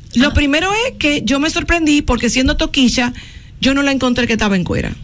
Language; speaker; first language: Spanish; native; Spanish